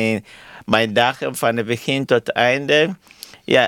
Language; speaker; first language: Dutch; non-native, learner; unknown